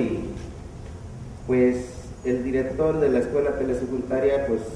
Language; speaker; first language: Spanish; non-native, local second language; Mixtepec Mixtec